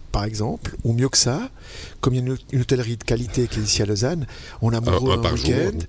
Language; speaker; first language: French; native; French